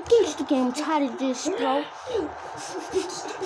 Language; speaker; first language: English; native; English